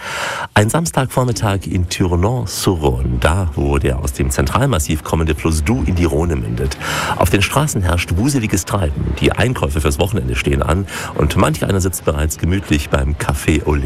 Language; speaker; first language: German; native; German